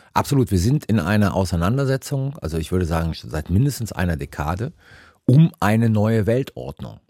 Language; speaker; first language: German; native; German